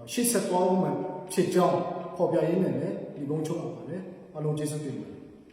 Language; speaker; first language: Burmese; non-native, local second language; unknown